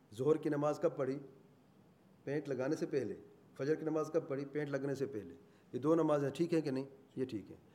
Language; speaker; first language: Urdu; native; Urdu